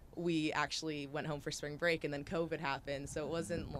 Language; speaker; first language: English; native; English